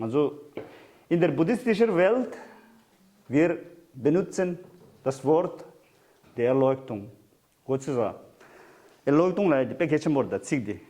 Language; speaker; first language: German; non-native, learner; Tibetan